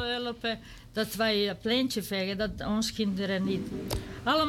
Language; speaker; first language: Dutch; non-native, learner; Serbian